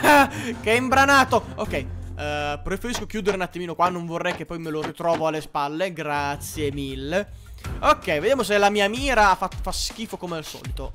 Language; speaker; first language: Italian; native; Italian